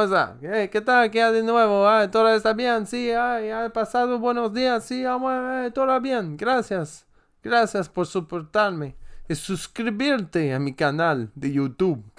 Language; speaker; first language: Spanish; non-native, learner; French